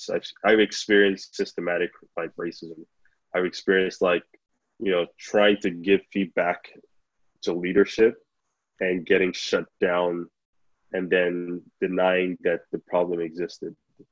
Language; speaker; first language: English; non-native, local second language; Yoruba